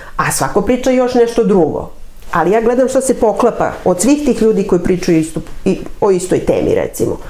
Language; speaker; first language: Serbian; native; Serbian